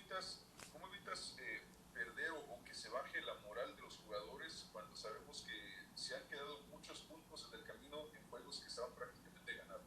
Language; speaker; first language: Spanish; native; Spanish